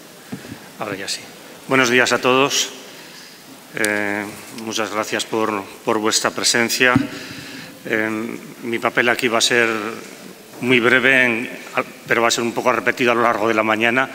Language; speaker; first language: Spanish; native; Spanish